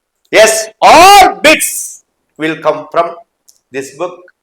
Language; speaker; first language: English; non-native, local second language; Telugu